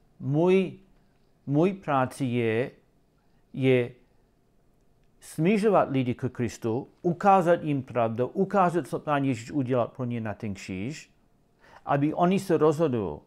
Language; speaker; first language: Czech; non-native, learner; English